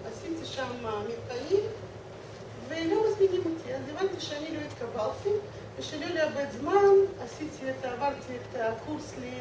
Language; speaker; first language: Hebrew; non-native, fluent; Russian